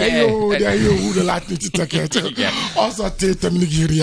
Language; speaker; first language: Hungarian; non-native, learner; Yoruba